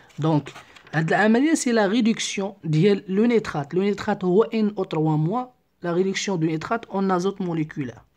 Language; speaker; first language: French; non-native, local second language; Arabic